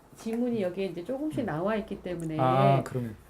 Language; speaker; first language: Korean; native; Korean